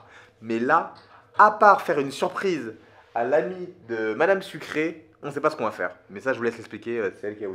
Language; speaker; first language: French; native; French